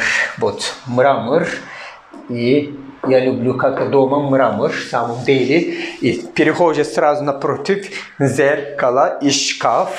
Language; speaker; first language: Russian; non-native, learner; Turkish